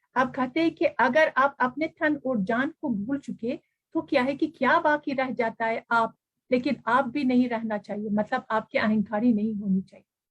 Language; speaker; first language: Urdu; non-native, fluent; Persian